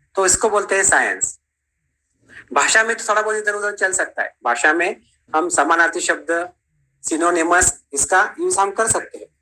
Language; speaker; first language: Hindi; non-native, local second language; Marathi